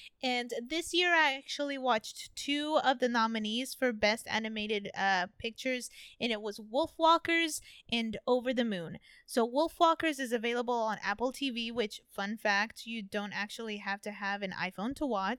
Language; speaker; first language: English; early bilingual, other home language; Spanish